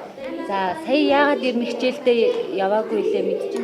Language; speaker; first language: Mongolian; native; Mongolian